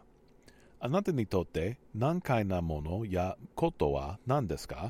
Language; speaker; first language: Japanese; non-native, learner; English